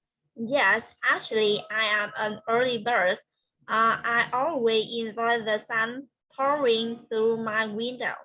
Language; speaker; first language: English; non-native, learner; Vietnamese